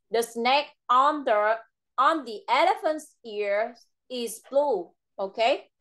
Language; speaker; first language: English; non-native, fluent; Vietnamese